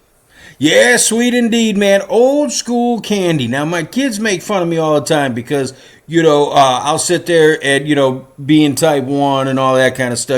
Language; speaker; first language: English; native; English